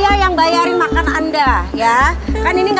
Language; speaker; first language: Indonesian; native; Indonesian